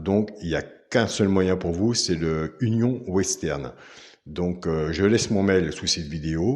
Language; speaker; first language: French; native; French